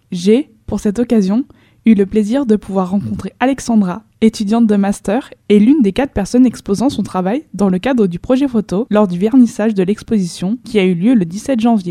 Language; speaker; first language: French; native; French